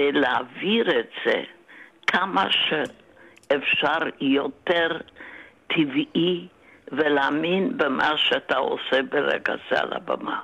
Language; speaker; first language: Hebrew; non-native, fluent; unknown